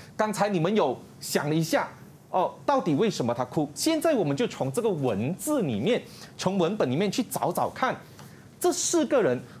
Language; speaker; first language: Chinese; native; Chinese